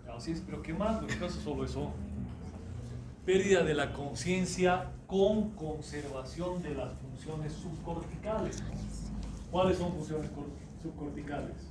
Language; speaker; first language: Spanish; native; Spanish